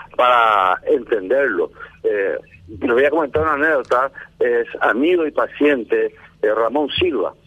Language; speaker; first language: Spanish; native; Spanish